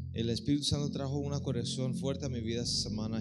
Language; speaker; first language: Spanish; native; Spanish